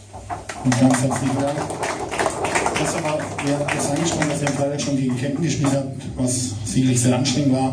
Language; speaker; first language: German; native; German